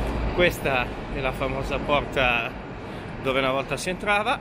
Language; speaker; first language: Italian; native; Italian